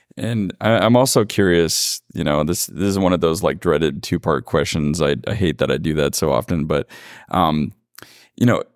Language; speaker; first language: English; native; English